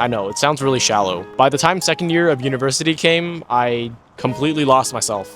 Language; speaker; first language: English; native; English